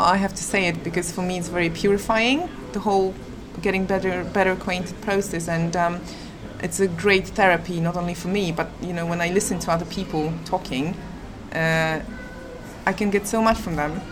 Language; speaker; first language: English; non-native, fluent; Polish